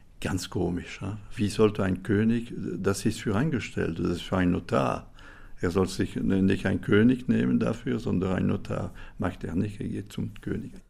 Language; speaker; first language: German; non-native, fluent; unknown